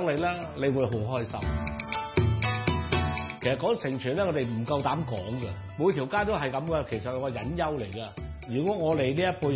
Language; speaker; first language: Cantonese; native; Cantonese